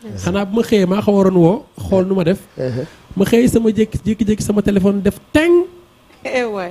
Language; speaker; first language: Wolof; non-native, local second language; Fula